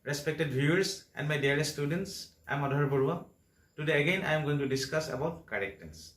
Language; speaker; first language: English; non-native, local second language; Assamese